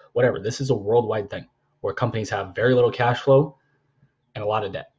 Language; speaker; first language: English; native; English